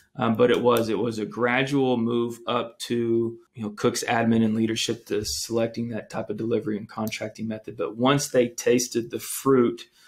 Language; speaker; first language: English; native; English